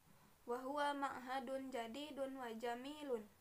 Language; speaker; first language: Arabic; non-native, learner; Indonesian